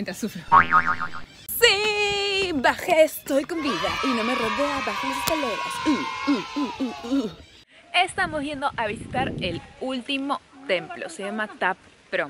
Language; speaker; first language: Spanish; native; Spanish